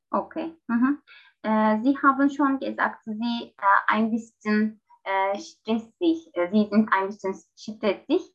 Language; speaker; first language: German; non-native, learner; Turkish